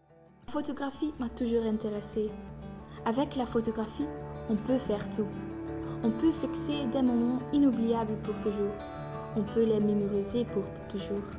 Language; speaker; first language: French; non-native, learner; Dutch